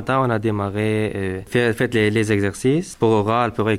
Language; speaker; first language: French; non-native, learner; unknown